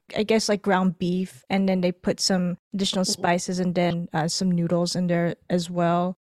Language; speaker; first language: English; early bilingual, other home language; Filipino